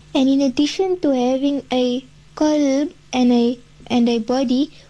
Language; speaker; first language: English; native; English